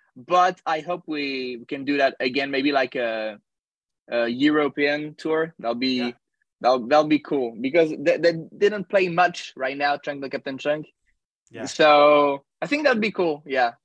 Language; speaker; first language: English; non-native, fluent; French